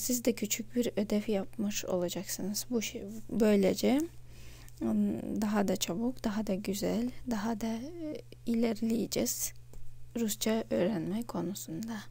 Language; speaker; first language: Turkish; non-native, fluent; Russian